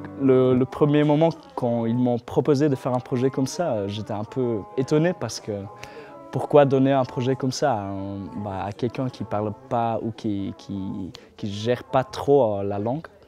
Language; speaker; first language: French; non-native, fluent; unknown